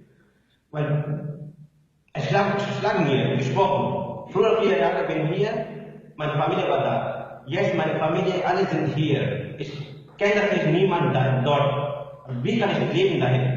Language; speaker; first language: German; non-native, learner; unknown